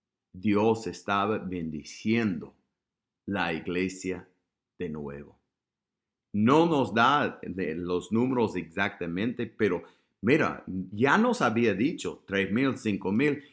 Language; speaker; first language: Spanish; non-native, fluent; English